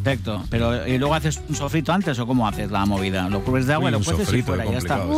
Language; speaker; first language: Spanish; native; Spanish